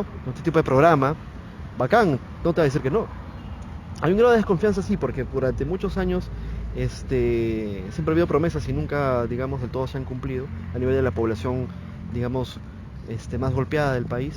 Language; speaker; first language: Spanish; native; Spanish